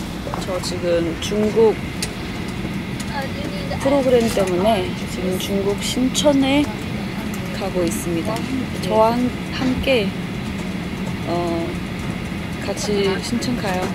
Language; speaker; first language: Korean; non-native, fluent; Chinese